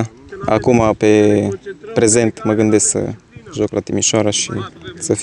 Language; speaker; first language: Romanian; early bilingual, heritage; Romanian